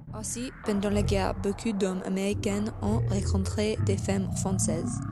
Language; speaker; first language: French; non-native, learner; English